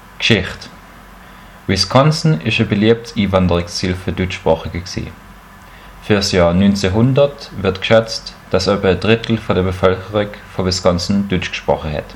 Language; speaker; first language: German; native; German